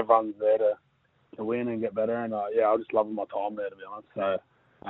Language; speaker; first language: English; native; English